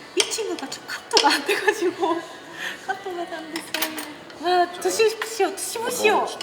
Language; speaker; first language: Korean; non-native, learner; Japanese